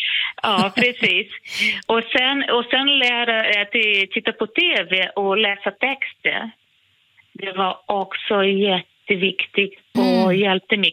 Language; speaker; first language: Swedish; non-native, fluent; Portuguese